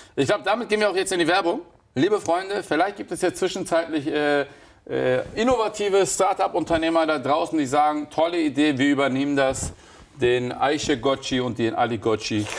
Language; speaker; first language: German; early bilingual, other home language; Turkish